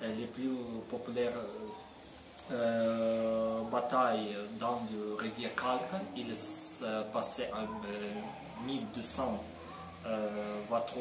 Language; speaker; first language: French; non-native, learner; Ukrainian